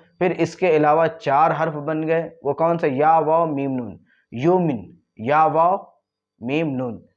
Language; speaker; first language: Urdu; native; Urdu